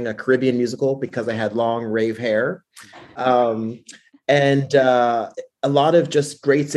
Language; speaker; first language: English; native; English